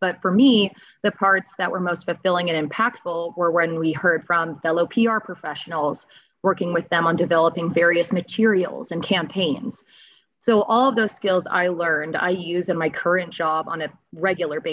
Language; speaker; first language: English; native; English